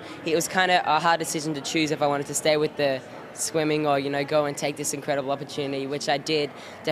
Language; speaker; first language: English; native; English